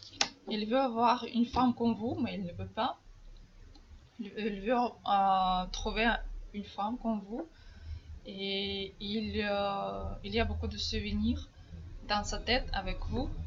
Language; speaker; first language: French; non-native, fluent; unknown